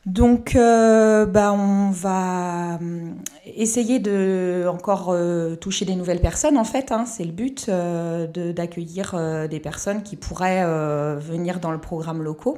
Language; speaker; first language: French; native; French